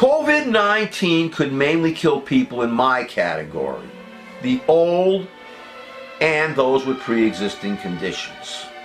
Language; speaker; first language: English; native; English